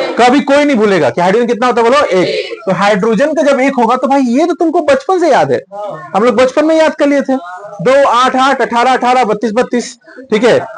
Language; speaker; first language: Hindi; native; Hindi